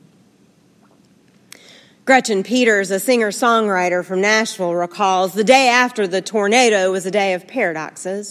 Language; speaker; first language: English; native; English